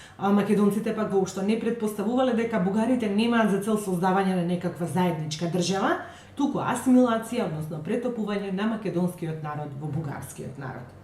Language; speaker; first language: Macedonian; native; Macedonian